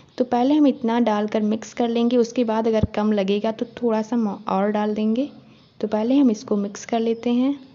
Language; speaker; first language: Hindi; native; Hindi